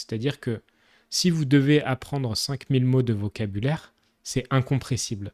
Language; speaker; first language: French; native; French